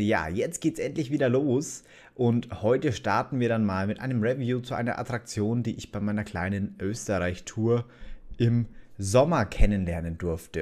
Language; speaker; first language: German; native; German